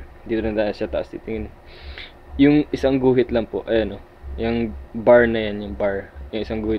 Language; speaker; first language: Filipino; native; Filipino